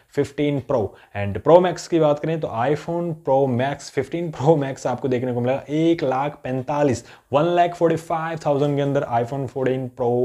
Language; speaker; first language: Hindi; native; Hindi